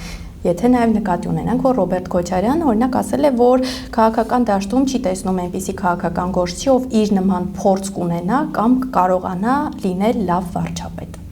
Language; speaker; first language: Armenian; native; Armenian